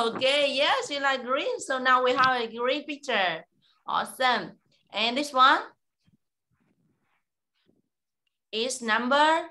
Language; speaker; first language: English; non-native, fluent; Vietnamese